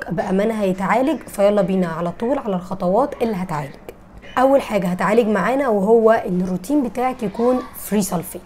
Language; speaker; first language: Arabic; native; Arabic